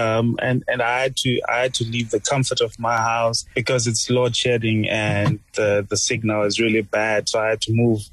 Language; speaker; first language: English; non-native, local second language; Shona